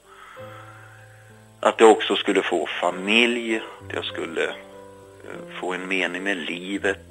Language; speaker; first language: Swedish; native; Swedish